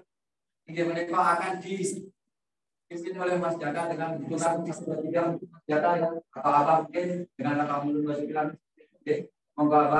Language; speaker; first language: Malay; non-native, local second language; Javanese